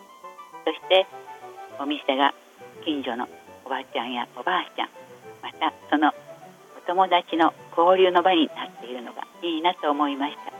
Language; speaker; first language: Japanese; native; Japanese